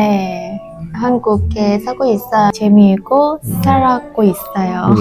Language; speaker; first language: Korean; non-native, learner; Hmong